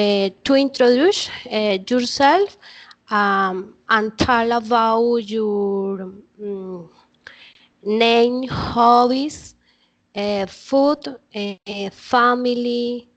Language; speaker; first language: English; non-native, learner; Spanish